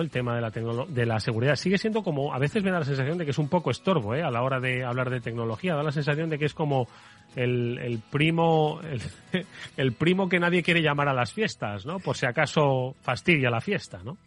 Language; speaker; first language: Spanish; native; Spanish